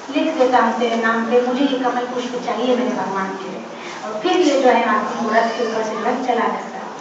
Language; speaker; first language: Hindi; non-native, local second language; Telugu